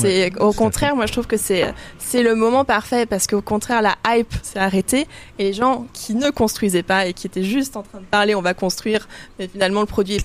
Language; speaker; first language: French; native; French